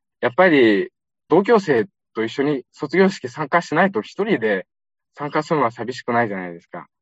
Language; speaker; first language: Japanese; non-native, fluent; Uyghur